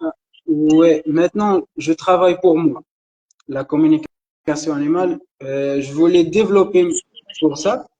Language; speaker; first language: French; non-native, local second language; Arabic